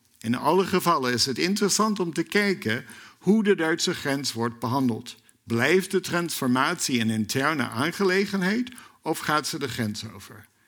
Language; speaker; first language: Dutch; non-native, fluent; English